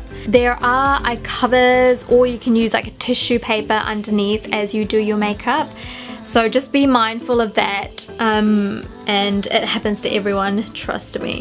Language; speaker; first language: English; early bilingual, other home language; Sinhala